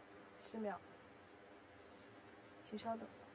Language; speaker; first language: Chinese; native; Chinese